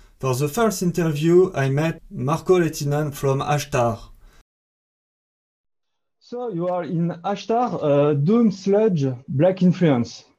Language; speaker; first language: English; non-native, learner; French